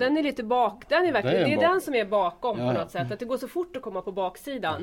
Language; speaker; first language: Swedish; native; Swedish